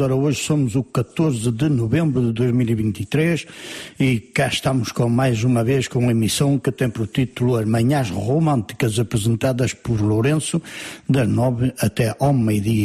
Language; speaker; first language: Portuguese; early bilingual, heritage; Portuguese